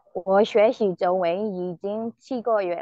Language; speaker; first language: Chinese; non-native, learner; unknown